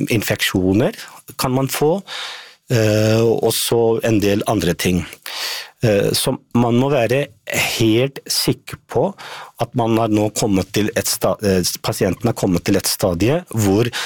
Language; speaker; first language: Norwegian; non-native, fluent; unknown